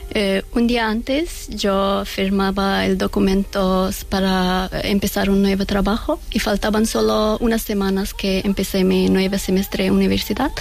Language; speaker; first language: Spanish; non-native, learner; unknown